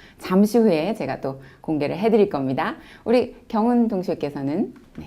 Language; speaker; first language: Korean; native; Korean